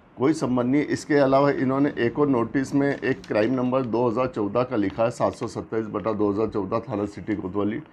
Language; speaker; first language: Hindi; native; Hindi